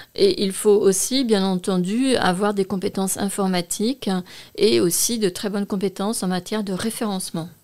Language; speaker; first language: French; native; French